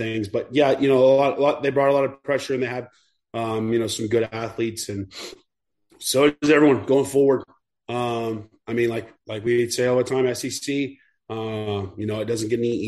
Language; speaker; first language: English; native; English